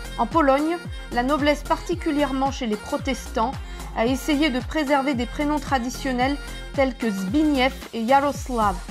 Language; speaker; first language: French; native; French